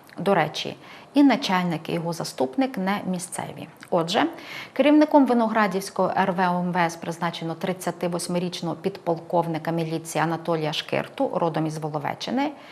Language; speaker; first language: Ukrainian; native; Ukrainian